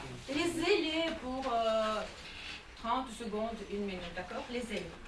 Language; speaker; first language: French; non-native, fluent; Russian